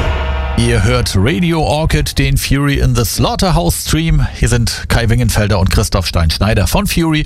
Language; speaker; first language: German; native; German